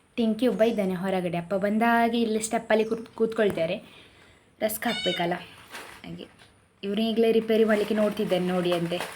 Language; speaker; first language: Kannada; native; Kannada